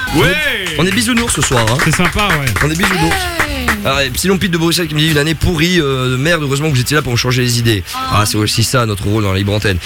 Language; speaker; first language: French; native; French